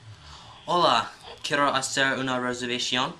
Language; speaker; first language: Spanish; non-native, learner; English